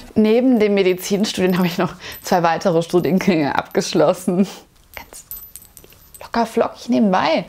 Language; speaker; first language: German; native; German